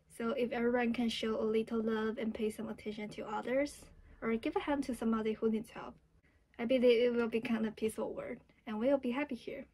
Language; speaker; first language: English; non-native, fluent; Chinese